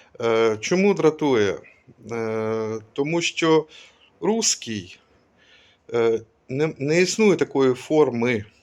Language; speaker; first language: Ukrainian; non-native, local second language; Russian